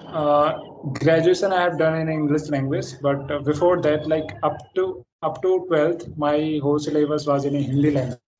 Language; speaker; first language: English; non-native, fluent; Hindi